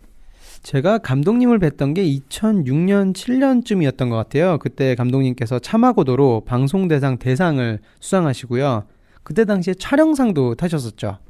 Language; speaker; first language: Korean; native; Korean